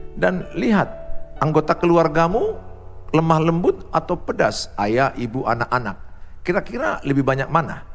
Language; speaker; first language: Indonesian; native; Indonesian